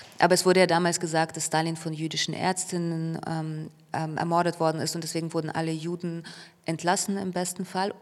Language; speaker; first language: German; early bilingual, other home language; Russian